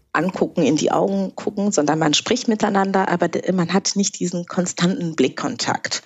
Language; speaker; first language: German; early bilingual, other home language; Kinyarwanda